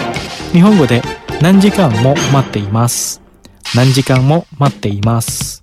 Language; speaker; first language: Japanese; non-native, fluent; Indonesian